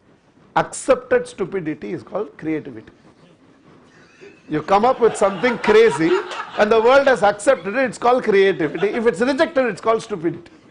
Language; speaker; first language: English; non-native, local second language; Tamil